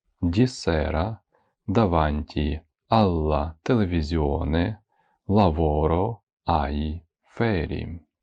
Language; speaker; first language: Italian; non-native, fluent; Ukrainian